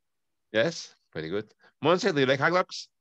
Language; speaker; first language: English; non-native, fluent; Spanish